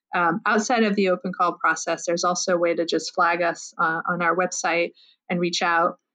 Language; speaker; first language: English; non-native, fluent; French